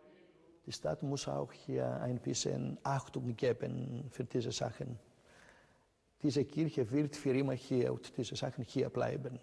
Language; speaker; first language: German; non-native, fluent; Greek